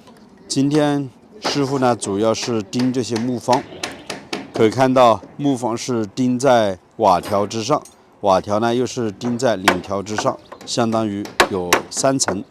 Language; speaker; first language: Chinese; native; Chinese